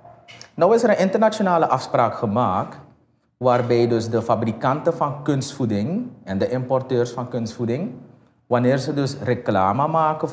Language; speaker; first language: Dutch; native; Dutch